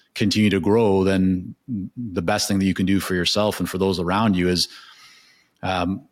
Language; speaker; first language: English; non-native, fluent; Hebrew